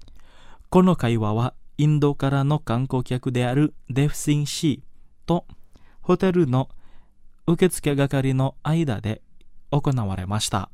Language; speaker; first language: Japanese; non-native, fluent; Indonesian